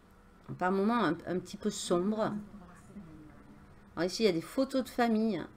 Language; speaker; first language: French; native; French